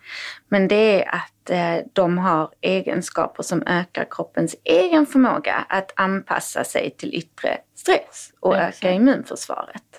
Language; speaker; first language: Swedish; native; Swedish